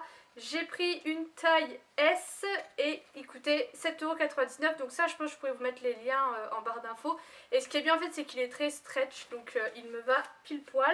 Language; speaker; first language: French; native; French